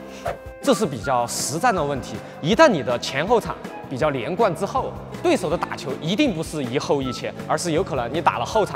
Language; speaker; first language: Chinese; native; Chinese